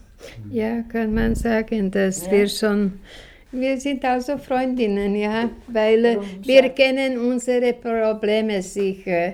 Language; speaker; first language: German; non-native, fluent; Slovak